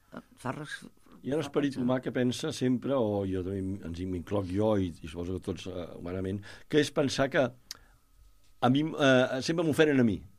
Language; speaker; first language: Catalan; native; Catalan